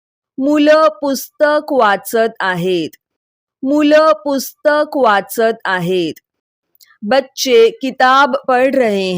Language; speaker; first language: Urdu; non-native, local second language; Marathi